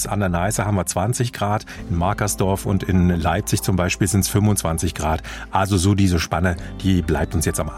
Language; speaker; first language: German; native; German